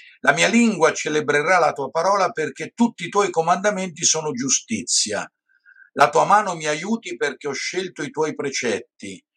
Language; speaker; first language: Italian; native; Italian